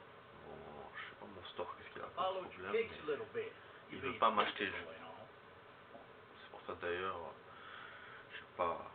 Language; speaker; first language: French; native; French